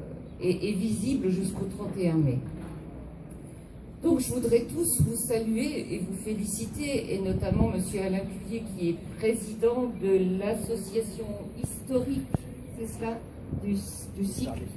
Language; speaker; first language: French; native; French